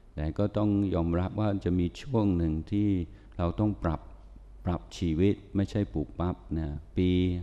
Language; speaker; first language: Thai; non-native, fluent; English